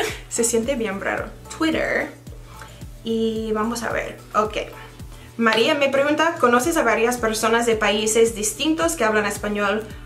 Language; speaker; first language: Spanish; non-native, fluent; English